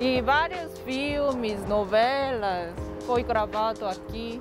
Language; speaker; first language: Portuguese; non-native, fluent; Korean